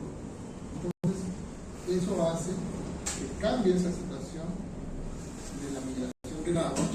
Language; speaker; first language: Spanish; native; Spanish